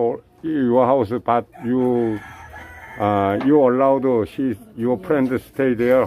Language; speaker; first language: English; non-native, learner; Korean